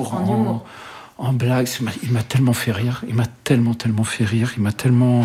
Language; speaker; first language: French; native; French